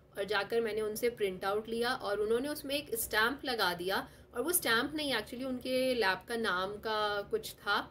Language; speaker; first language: Hindi; non-native, local second language; Telugu